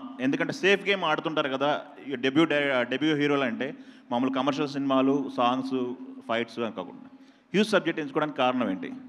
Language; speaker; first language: Telugu; native; Telugu